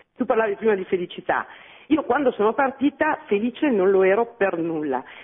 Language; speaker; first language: Italian; native; Italian